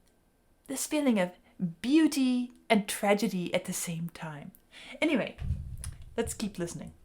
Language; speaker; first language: English; native; English